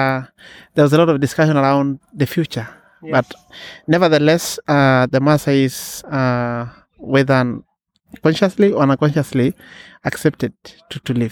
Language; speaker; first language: English; non-native, local second language; Masai